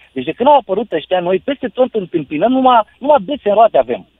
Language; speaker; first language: Romanian; native; Romanian